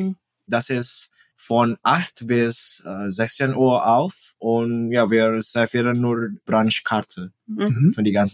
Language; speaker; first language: German; non-native, fluent; Indonesian